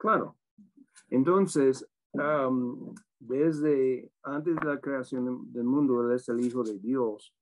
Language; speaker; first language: Spanish; non-native, fluent; English